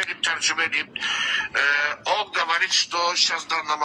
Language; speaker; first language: Turkish; non-native, learner; Azerbaijani